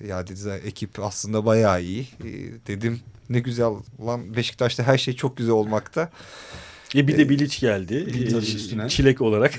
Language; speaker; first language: Turkish; native; Turkish